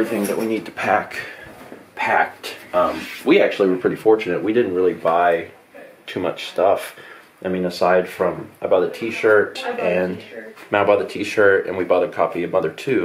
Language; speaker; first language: English; native; English